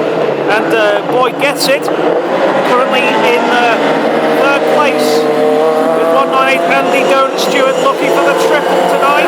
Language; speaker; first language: English; native; English